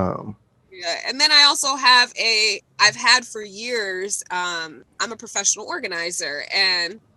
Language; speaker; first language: English; native; English